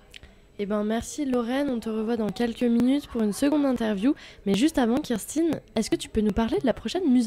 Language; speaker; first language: French; native; French